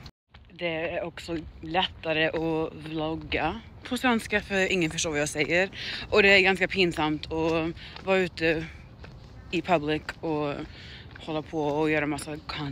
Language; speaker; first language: Swedish; early bilingual, heritage; Swedish